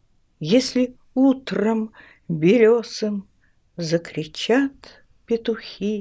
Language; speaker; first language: Russian; native; Russian